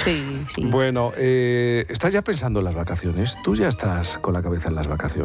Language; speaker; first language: Spanish; native; Spanish